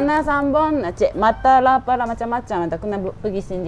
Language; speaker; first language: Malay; non-native, fluent; Japanese